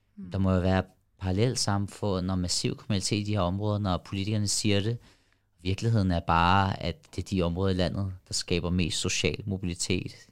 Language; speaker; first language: Danish; early bilingual, other home language; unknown